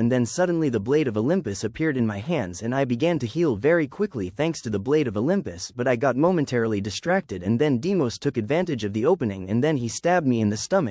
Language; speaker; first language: English; native; English